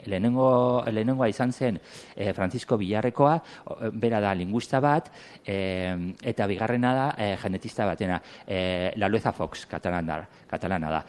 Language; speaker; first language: Basque; non-native, local second language; Spanish